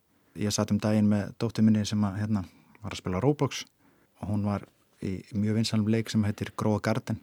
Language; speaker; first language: Icelandic; native; Icelandic